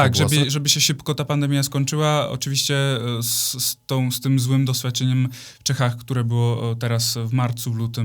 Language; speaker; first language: Polish; non-native, fluent; Czech